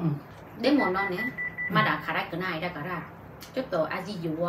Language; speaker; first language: Japanese; non-native, learner; Vietnamese